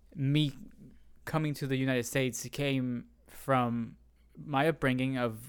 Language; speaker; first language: English; non-native, fluent; Spanish